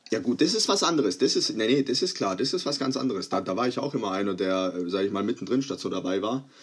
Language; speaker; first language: German; early bilingual, other home language; Croatian